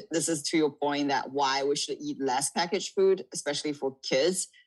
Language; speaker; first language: English; non-native, fluent; Chinese